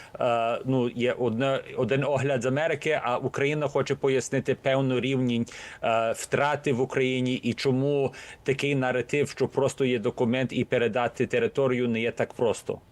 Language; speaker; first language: Ukrainian; early bilingual, heritage; Ukrainian